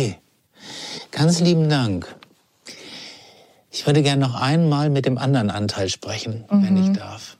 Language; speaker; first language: German; native; German